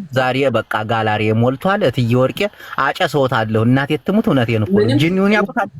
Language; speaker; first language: Amharic; native; Amharic